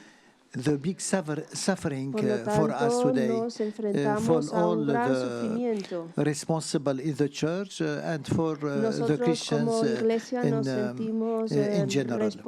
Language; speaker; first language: English; non-native, fluent; Arabic